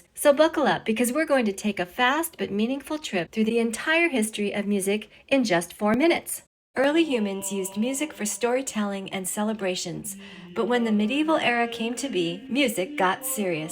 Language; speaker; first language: English; native; English